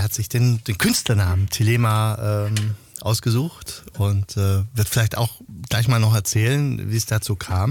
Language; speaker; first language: German; native; German